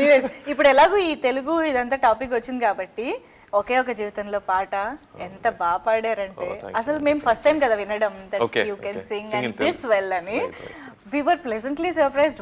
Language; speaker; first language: Telugu; native; Telugu